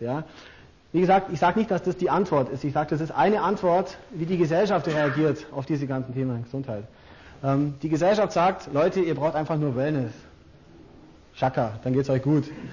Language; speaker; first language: German; native; German